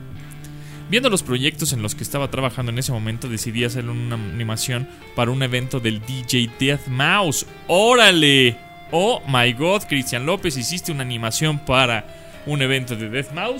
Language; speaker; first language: Spanish; native; Spanish